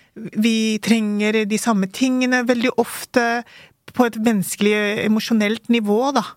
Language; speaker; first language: Norwegian; early bilingual, other home language; Urdu